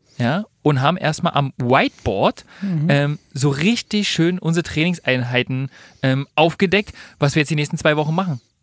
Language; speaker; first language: German; native; German